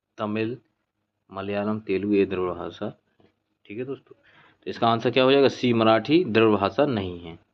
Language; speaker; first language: Hindi; native; Hindi